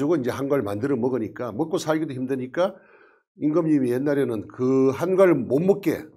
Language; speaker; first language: Korean; native; Korean